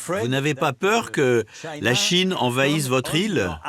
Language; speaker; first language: French; native; French